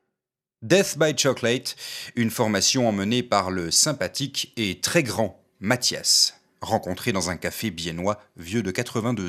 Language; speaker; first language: French; native; French